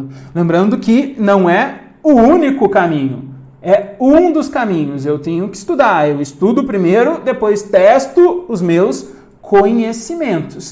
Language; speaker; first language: Portuguese; native; Portuguese